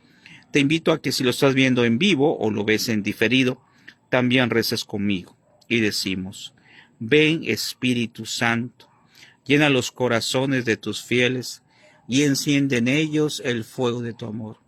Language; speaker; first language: Spanish; native; Spanish